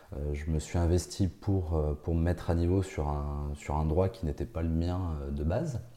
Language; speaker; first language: French; native; French